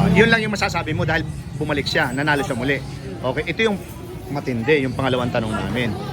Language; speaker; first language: Filipino; native; Filipino